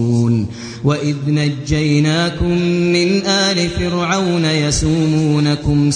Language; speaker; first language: Arabic; native; Arabic